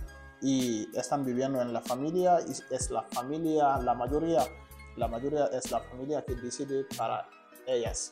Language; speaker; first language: Spanish; non-native, learner; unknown